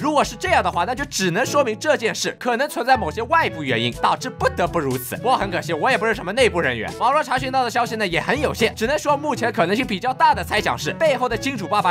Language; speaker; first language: Chinese; native; Chinese